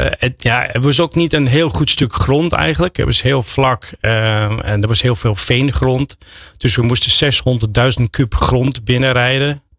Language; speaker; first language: Dutch; non-native, fluent; English